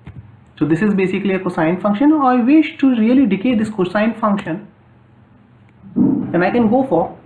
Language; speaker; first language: English; non-native, local second language; Hindi